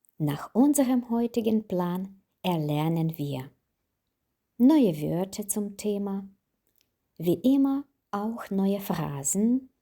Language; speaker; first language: German; non-native, fluent; Ukrainian